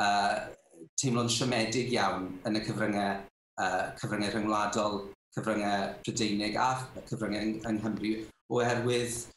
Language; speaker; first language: Welsh; native; Welsh